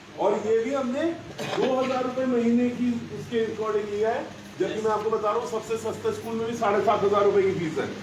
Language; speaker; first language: Hindi; non-native, local second language; Gujarati